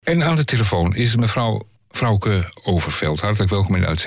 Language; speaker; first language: Dutch; native; Dutch